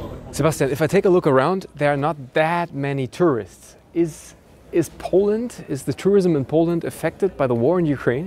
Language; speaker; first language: English; non-native, fluent; German